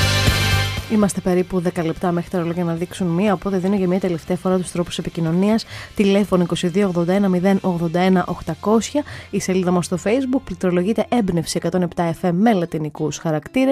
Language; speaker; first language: Greek; native; Greek